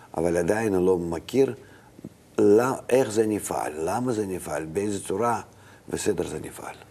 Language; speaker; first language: Hebrew; non-native, fluent; Russian